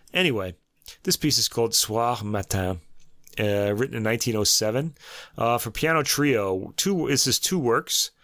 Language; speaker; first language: English; native; English